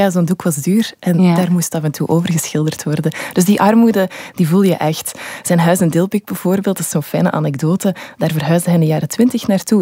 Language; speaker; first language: Dutch; native; Dutch